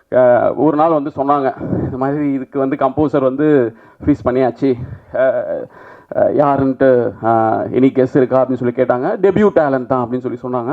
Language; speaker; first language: Tamil; native; Tamil